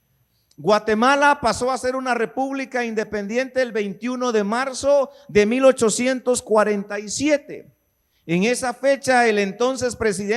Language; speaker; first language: Spanish; native; Spanish